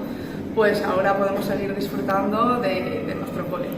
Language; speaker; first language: Spanish; native; Spanish